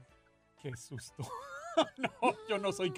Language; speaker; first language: Spanish; native; Spanish